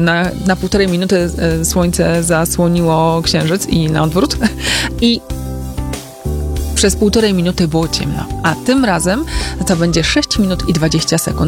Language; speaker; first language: Polish; native; Polish